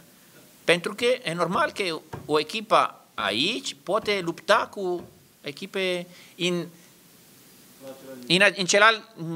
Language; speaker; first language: Romanian; non-native, learner; Italian